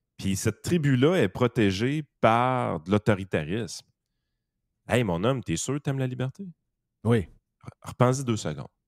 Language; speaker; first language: French; native; French